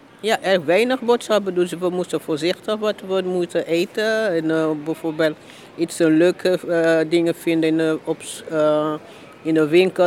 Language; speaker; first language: Dutch; non-native, learner; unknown